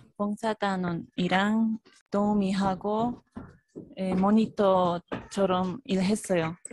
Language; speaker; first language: Korean; non-native, fluent; Spanish